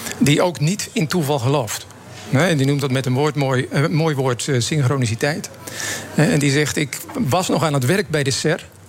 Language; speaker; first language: Dutch; native; Dutch